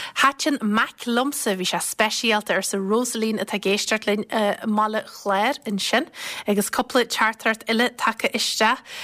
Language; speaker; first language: Irish; native; Irish